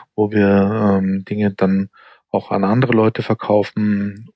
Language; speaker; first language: German; non-native, fluent; English